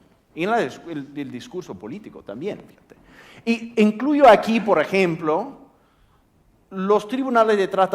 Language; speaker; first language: Spanish; non-native, fluent; English